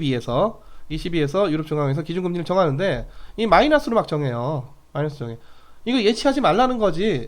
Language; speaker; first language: Korean; native; Korean